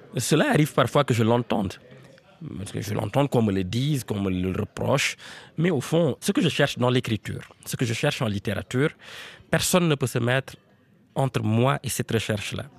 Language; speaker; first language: French; non-native, local second language; Serer